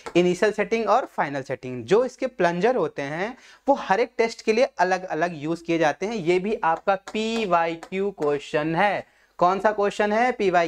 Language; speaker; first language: Hindi; non-native, local second language; Marathi